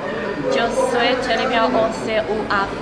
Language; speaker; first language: French; non-native, learner; Indonesian